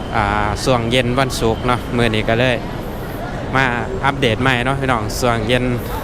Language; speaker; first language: Thai; native; Thai